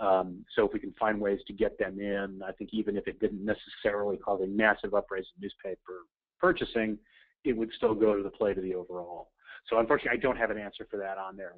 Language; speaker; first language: English; native; English